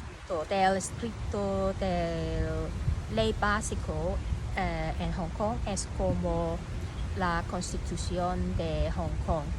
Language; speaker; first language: Spanish; non-native, learner; Cantonese